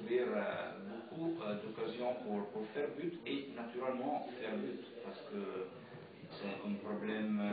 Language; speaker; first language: French; non-native, fluent; Italian